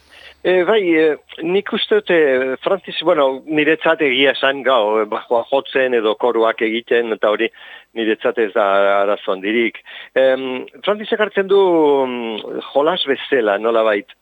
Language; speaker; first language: Basque; non-native, local second language; Spanish